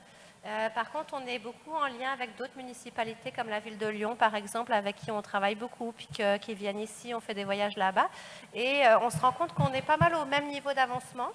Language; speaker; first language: French; native; French